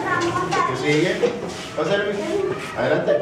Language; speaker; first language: Spanish; native; Spanish